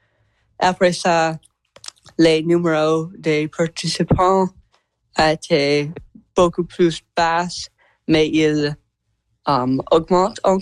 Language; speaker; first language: French; non-native, local second language; English